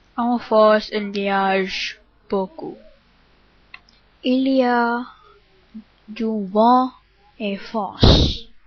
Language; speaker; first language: French; non-native, learner; English